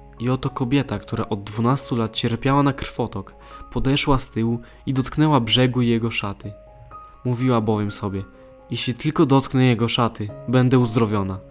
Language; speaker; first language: Polish; native; Polish